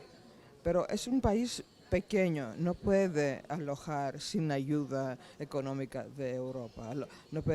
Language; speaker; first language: Spanish; non-native, fluent; Greek